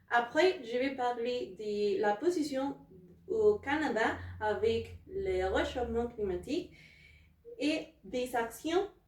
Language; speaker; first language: French; non-native, learner; Spanish